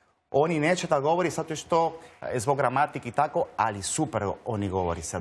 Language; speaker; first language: Serbian; non-native, learner; Spanish